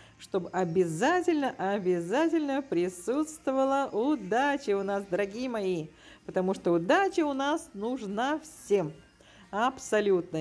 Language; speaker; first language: Russian; native; Russian